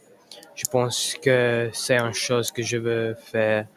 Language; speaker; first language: French; non-native, learner; English